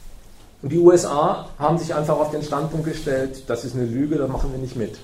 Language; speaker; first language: German; native; German